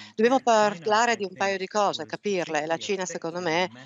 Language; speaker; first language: Italian; non-native, fluent; German